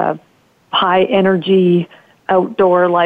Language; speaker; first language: English; early bilingual, other home language; Italian